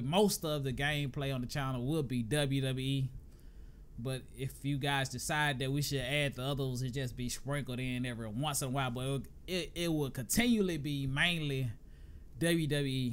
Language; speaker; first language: English; native; English